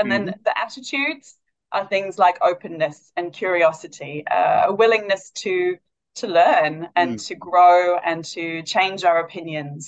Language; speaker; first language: English; native; English